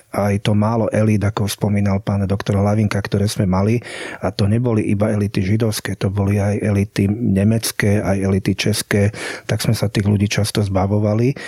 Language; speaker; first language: Slovak; native; Slovak